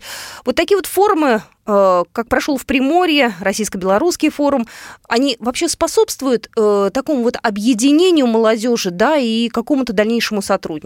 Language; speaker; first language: Russian; native; Russian